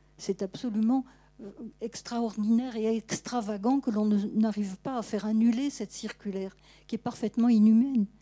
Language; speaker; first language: French; native; French